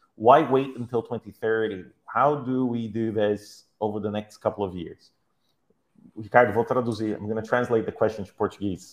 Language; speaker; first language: English; non-native, fluent; Portuguese